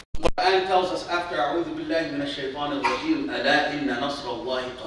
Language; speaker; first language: English; native; English